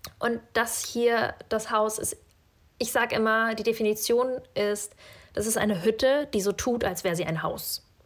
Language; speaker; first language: German; early bilingual, other home language; Russian